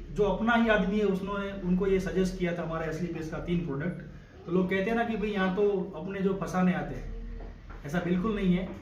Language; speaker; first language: Hindi; non-native, local second language; Gujarati